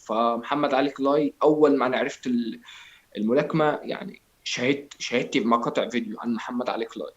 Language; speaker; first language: Arabic; native; Arabic